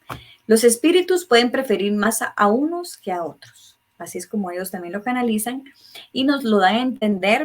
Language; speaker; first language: Spanish; native; Spanish